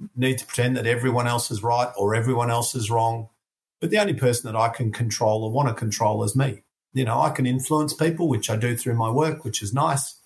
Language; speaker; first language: English; native; English